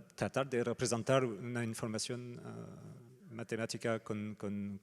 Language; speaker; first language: Spanish; non-native, fluent; French